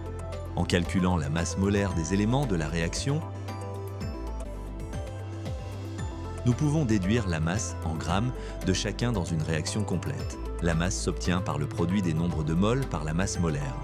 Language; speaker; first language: French; native; French